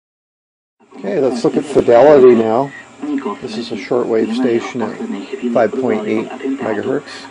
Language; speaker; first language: English; native; English